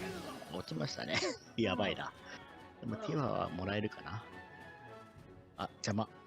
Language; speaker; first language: Japanese; native; Japanese